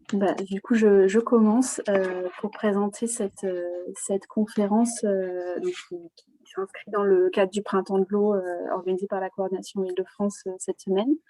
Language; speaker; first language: French; native; French